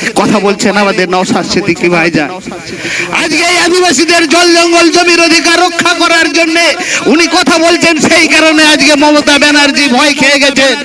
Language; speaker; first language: Bangla; non-native, local second language; Santali